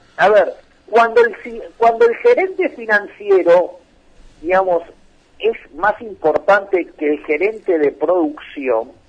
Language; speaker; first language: Spanish; native; Spanish